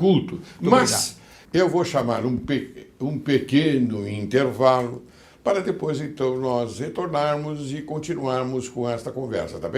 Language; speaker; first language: Portuguese; native; Portuguese